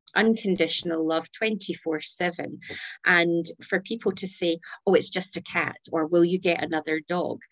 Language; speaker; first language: English; native; English